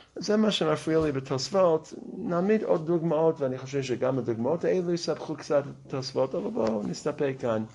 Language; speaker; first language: Hebrew; non-native, fluent; English